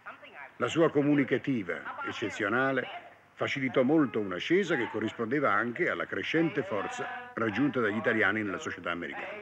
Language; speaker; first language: Italian; native; Italian